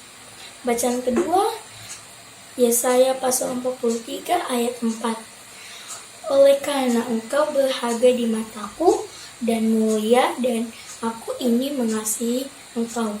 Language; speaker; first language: Indonesian; native; Indonesian